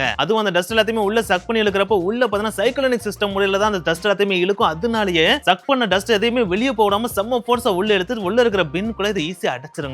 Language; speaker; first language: Tamil; native; Tamil